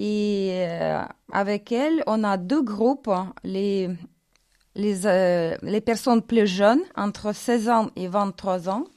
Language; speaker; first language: French; non-native, fluent; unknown